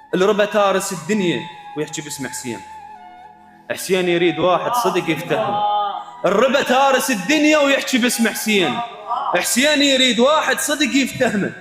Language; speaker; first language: Arabic; native; Arabic